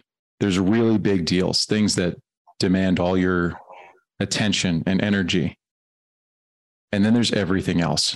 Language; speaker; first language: English; native; English